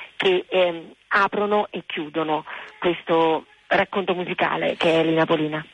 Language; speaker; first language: Italian; native; Italian